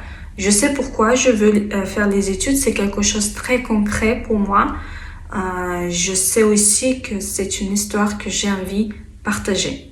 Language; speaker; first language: French; non-native, fluent; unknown